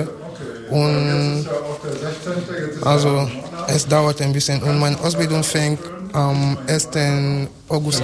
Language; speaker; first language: German; non-native, learner; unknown